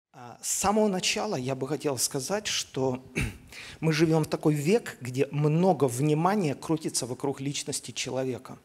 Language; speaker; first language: Russian; native; Russian